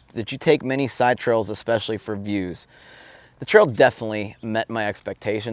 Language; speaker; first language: English; native; English